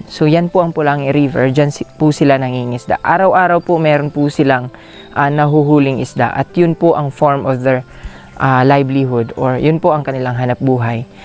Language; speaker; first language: Filipino; non-native, local second language; Cebuano